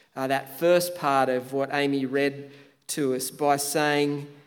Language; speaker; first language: English; native; English